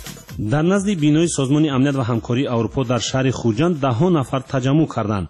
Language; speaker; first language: Tajik; native; Tajik